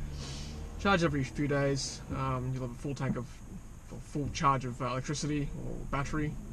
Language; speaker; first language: English; native; English